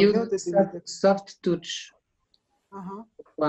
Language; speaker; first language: English; non-native, learner; French